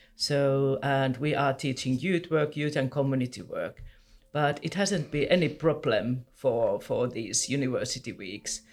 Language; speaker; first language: English; non-native, fluent; Finnish